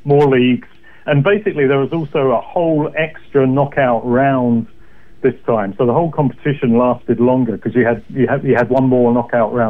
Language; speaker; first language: English; native; English